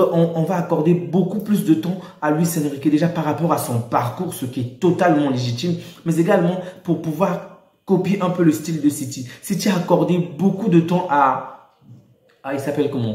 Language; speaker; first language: French; native; French